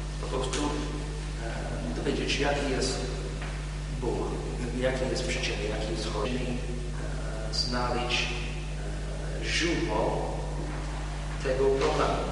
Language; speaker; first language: Polish; non-native, learner; English